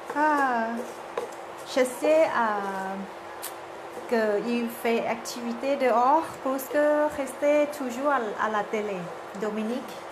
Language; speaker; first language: French; non-native, learner; Thai